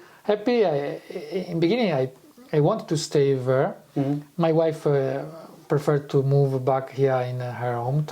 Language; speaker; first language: English; non-native, fluent; Italian